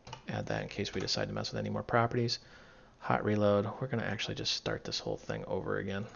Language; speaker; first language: English; native; English